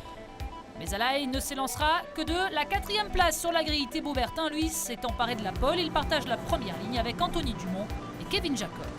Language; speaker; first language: French; native; French